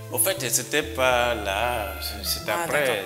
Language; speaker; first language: French; non-native, local second language; Igbo